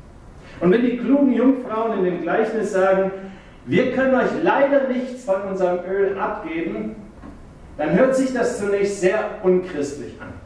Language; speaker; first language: German; native; German